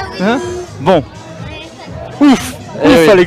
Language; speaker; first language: French; native; French